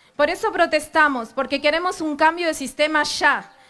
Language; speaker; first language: Spanish; native; Spanish